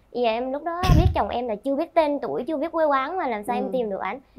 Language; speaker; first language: Vietnamese; native; Vietnamese